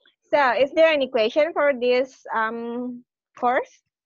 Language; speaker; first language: English; non-native, fluent; Indonesian